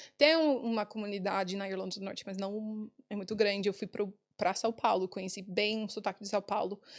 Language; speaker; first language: Portuguese; non-native, fluent; English